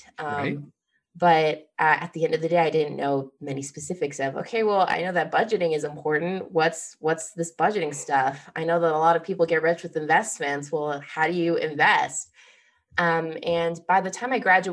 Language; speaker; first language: English; native; English